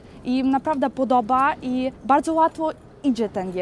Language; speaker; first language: Polish; non-native, learner; Ukrainian